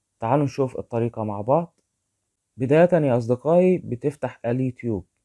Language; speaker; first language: Arabic; native; Arabic